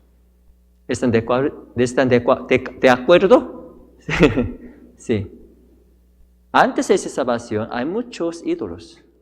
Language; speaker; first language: Spanish; non-native, fluent; Korean